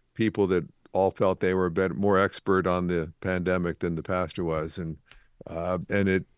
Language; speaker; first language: English; native; English